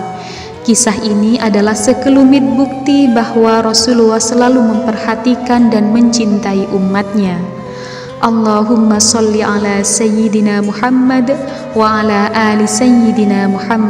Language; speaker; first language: Indonesian; native; Indonesian